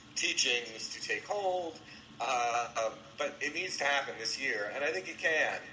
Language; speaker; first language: English; native; English